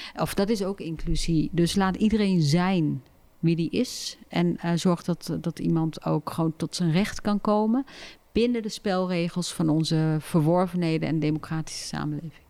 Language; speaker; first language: Dutch; early bilingual, other home language; Turkish